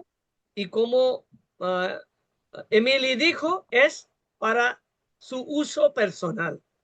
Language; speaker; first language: Spanish; non-native, fluent; Bangla